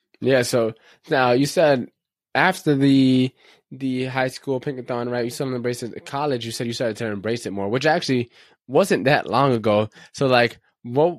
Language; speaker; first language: English; native; English